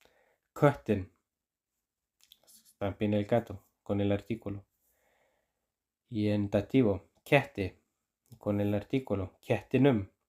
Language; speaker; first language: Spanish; non-native, fluent; Icelandic